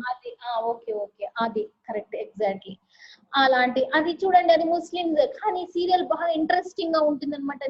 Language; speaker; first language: Telugu; non-native, local second language; Urdu